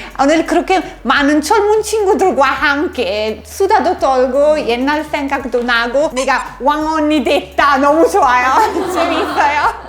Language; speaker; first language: Korean; non-native, fluent; Italian